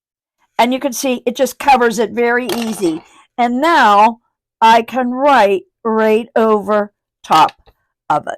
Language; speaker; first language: English; native; English